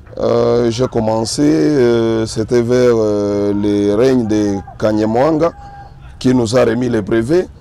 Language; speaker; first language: French; non-native, local second language; Swahili